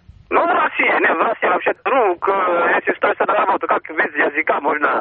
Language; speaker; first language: Russian; non-native, learner; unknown